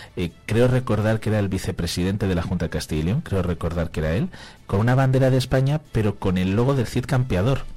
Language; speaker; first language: Spanish; native; Spanish